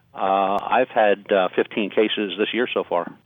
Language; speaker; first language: English; native; English